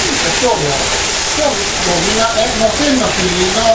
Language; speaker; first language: Japanese; native; Japanese